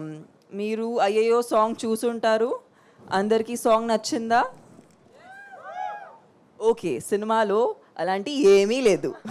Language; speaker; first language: Telugu; non-native, local second language; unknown